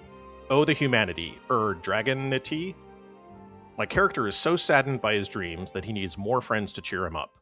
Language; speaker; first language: English; native; English